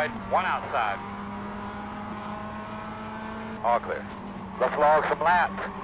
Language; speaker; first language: English; native; English